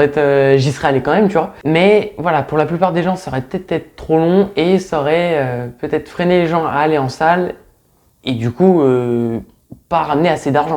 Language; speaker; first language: French; native; French